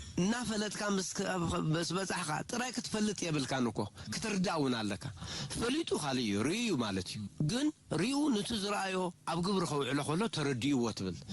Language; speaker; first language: Tigrinya; non-native, local second language; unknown